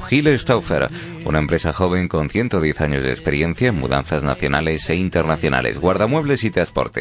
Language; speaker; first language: Spanish; native; Spanish